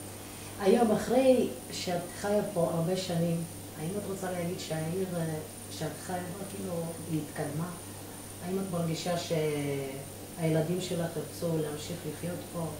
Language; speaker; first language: Hebrew; native; Hebrew